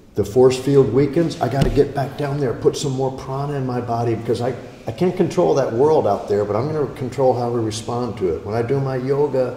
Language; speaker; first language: English; native; English